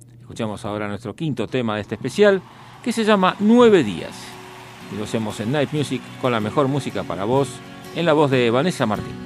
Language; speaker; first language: Spanish; native; Spanish